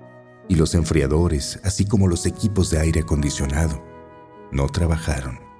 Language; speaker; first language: Spanish; native; Spanish